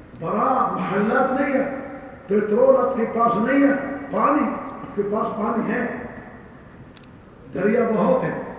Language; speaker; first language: Urdu; non-native, learner; Arabic